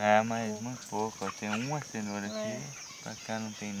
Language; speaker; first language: Portuguese; native; Portuguese